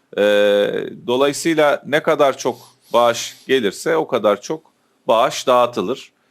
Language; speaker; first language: Turkish; native; Turkish